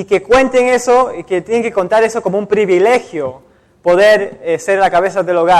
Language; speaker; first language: Spanish; native; Spanish